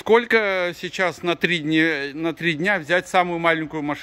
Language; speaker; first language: Russian; native; Russian